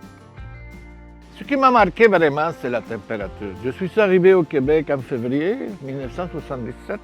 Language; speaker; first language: French; non-native, fluent; Spanish